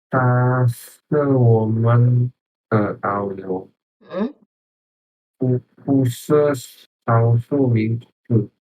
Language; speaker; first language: Chinese; non-native, learner; Indonesian